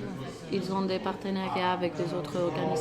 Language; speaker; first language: French; non-native, learner; Spanish